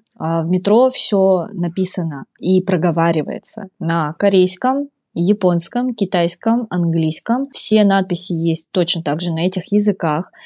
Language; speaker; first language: Russian; native; Russian